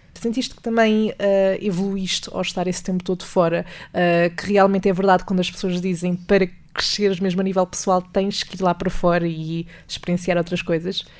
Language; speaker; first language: Portuguese; native; Portuguese